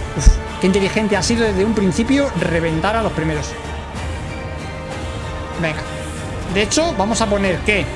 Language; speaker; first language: Spanish; native; Spanish